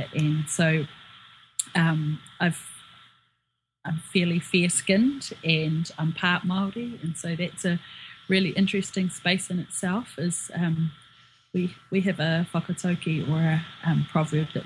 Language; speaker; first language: English; native; English